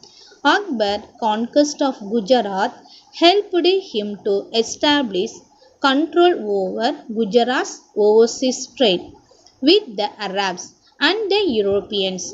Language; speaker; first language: English; non-native, local second language; Tamil